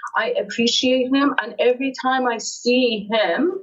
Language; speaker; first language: English; early bilingual, other home language; Persian